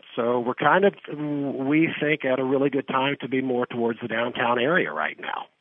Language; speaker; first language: English; native; English